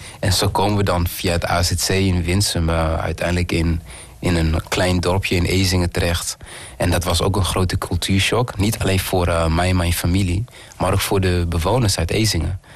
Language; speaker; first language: Dutch; early bilingual, other home language; Kinyarwanda